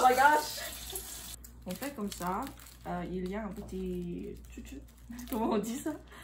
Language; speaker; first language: French; non-native, learner; English